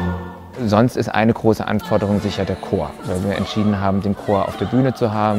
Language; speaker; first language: German; native; German